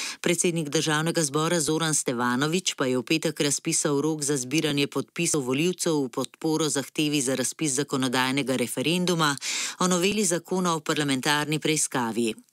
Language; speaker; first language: Slovenian; native; Slovenian